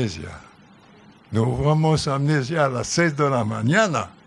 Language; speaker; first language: Spanish; non-native, learner; French